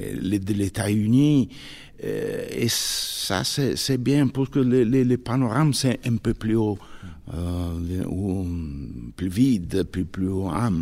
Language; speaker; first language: French; non-native, fluent; Italian